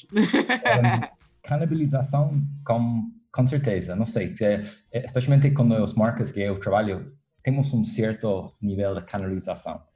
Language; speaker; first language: Portuguese; non-native, fluent; English